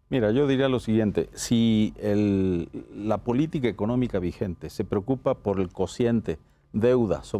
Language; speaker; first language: Spanish; native; Spanish